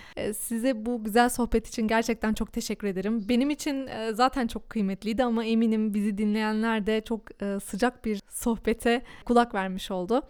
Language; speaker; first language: Turkish; early bilingual, heritage; Turkish